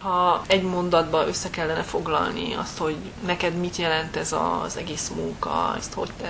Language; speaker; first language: Hungarian; native; Hungarian